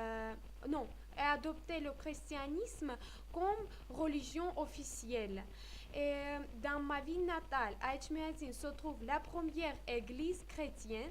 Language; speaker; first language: French; non-native, fluent; Armenian